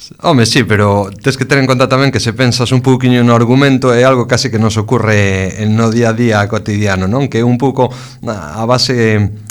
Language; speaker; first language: Galician; non-native, local second language; Spanish